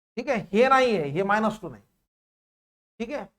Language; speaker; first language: Hindi; non-native, local second language; Marathi